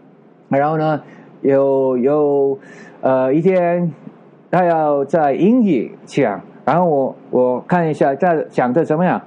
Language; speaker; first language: Chinese; non-native, learner; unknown